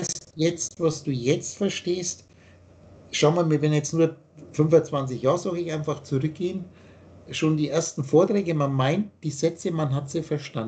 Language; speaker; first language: German; native; German